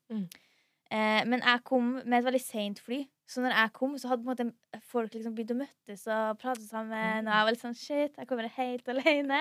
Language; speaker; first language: Norwegian; native; Norwegian